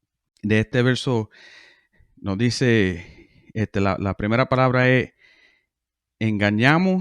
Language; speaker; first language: Spanish; early bilingual, heritage; Spanish